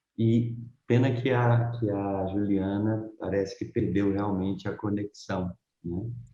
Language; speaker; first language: Portuguese; native; Portuguese